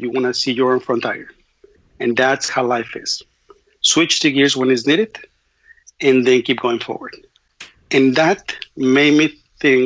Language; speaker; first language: English; non-native, fluent; Spanish